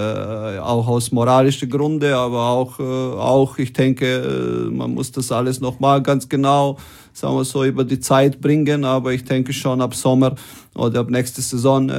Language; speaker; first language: German; non-native, fluent; Croatian